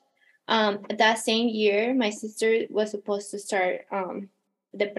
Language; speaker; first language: English; non-native, fluent; Spanish